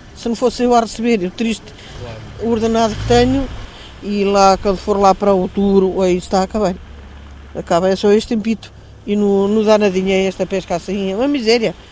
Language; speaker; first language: Portuguese; native; Portuguese